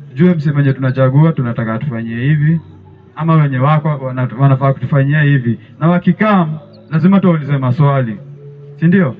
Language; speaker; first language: Swahili; native; Swahili